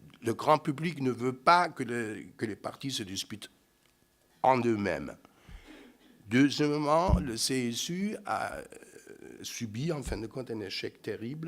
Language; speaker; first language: French; non-native, fluent; German